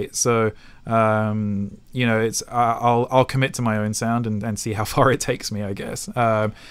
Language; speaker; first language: English; native; English